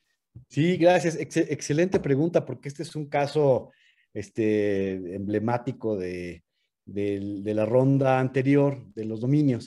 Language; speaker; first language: Spanish; native; Spanish